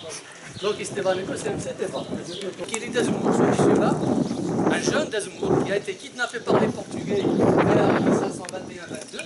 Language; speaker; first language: French; non-native, local second language; Arabic